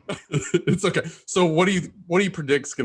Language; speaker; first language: English; native; English